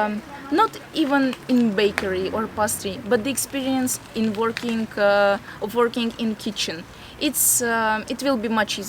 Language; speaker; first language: English; non-native, fluent; Latvian